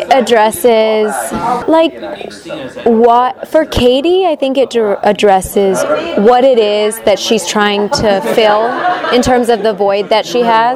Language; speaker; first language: English; native; English